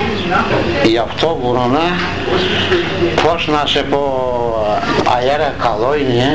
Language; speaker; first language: Greek; non-native, local second language; Turkish